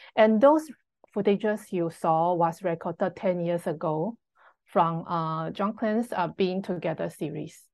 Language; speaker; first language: English; non-native, fluent; Chinese